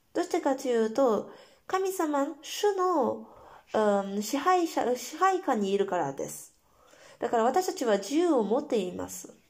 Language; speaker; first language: Japanese; non-native, fluent; Korean